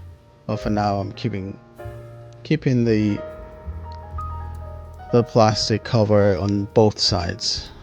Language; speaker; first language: English; native; English